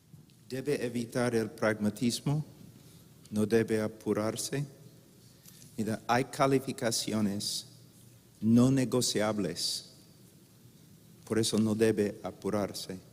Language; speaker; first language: Spanish; non-native, fluent; English